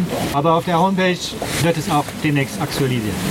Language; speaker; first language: German; native; German